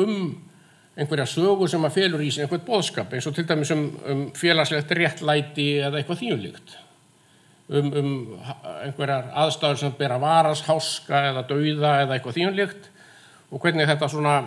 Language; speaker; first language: Icelandic; native; Icelandic